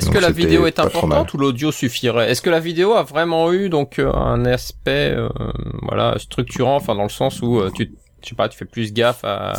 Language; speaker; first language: French; native; French